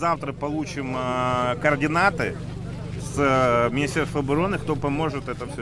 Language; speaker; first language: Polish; non-native, learner; Ukrainian